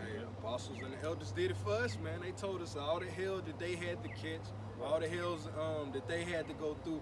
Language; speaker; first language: English; native; English